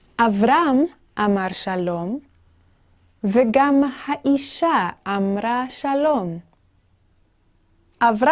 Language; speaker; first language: Hebrew; non-native, fluent; English